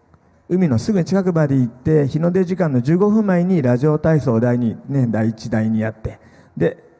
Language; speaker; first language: Japanese; native; Japanese